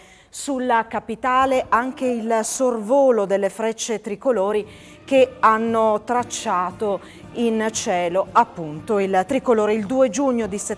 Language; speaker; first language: Italian; native; Italian